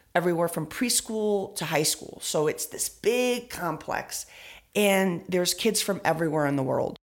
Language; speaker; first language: English; early bilingual, other home language; Spanish